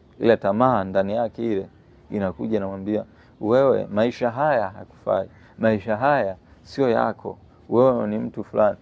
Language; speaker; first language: Swahili; native; Swahili